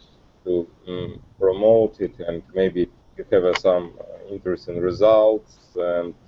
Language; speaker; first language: English; non-native, learner; Russian